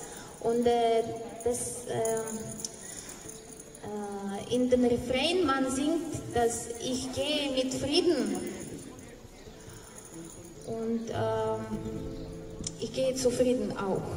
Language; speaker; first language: German; non-native, learner; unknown